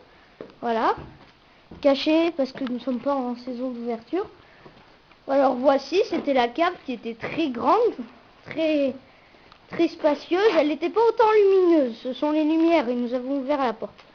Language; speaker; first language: French; native; French